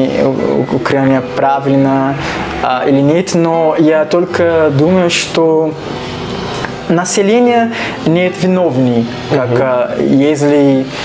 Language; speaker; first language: Russian; non-native, learner; Portuguese